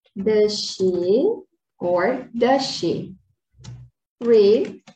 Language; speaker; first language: English; non-native, fluent; Portuguese